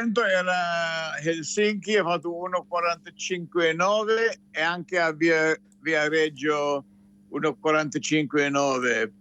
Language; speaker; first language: Italian; non-native, fluent; English